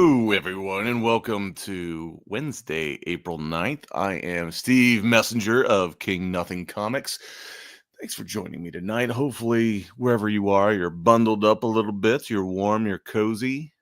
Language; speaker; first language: English; native; English